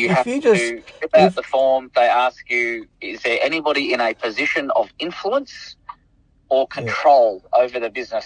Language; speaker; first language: English; native; English